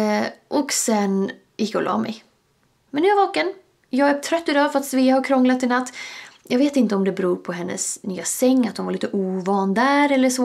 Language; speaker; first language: Swedish; native; Swedish